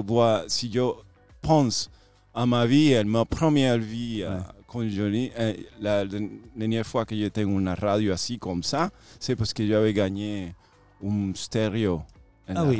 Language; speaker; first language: French; non-native, fluent; Spanish